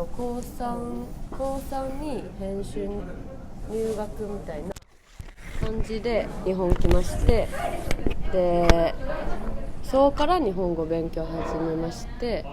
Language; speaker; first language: Japanese; non-native, fluent; Chinese